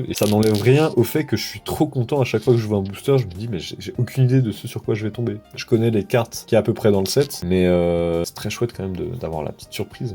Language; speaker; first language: French; native; French